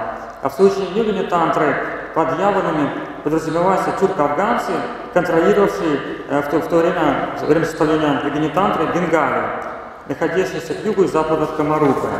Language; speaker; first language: Russian; native; Russian